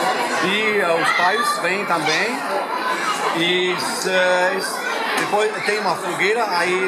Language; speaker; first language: Portuguese; non-native, fluent; German